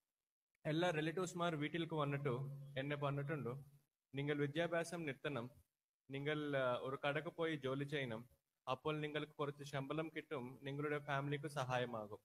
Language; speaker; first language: Malayalam; non-native, learner; Telugu